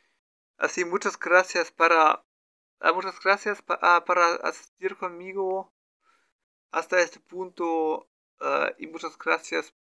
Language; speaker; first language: Spanish; non-native, learner; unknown